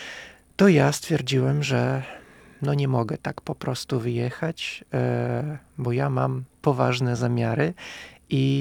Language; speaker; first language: Polish; non-native, fluent; Russian